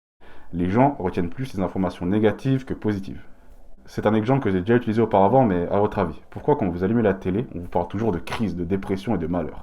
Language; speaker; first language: French; native; French